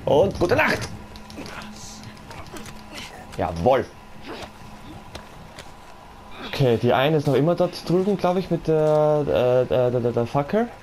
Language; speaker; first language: German; native; German